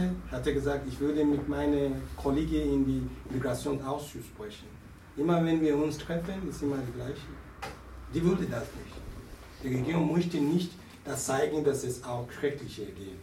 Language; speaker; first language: German; non-native, learner; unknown